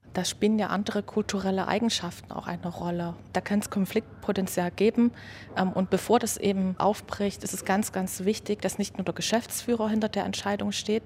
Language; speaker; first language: German; native; German